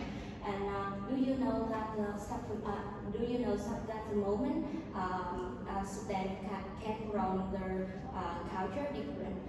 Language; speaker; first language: English; non-native, learner; Vietnamese